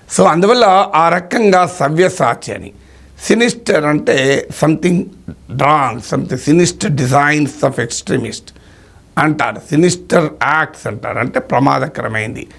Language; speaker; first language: Telugu; native; Telugu